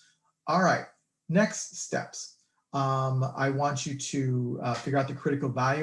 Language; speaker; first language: English; native; English